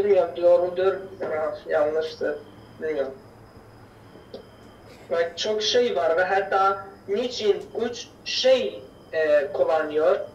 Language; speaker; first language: Turkish; non-native, learner; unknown